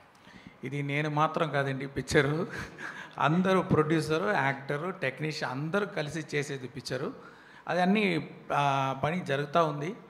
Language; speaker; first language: Telugu; non-native, local second language; Tamil